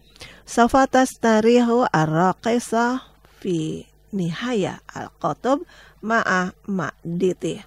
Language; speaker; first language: Arabic; non-native, fluent; Indonesian